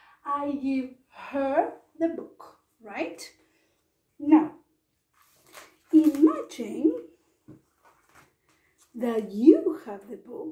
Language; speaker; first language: English; non-native, fluent; Spanish